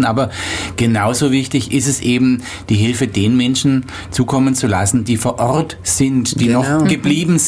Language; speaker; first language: German; native; German